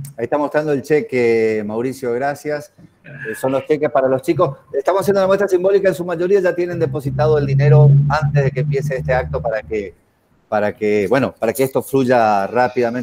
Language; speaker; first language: Spanish; native; Spanish